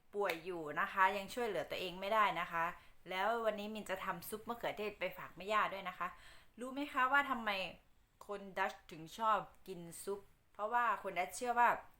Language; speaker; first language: Thai; native; Thai